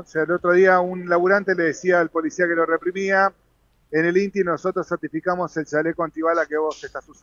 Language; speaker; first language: Spanish; native; Spanish